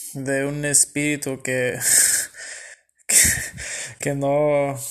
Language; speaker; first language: Spanish; early bilingual, heritage; Spanish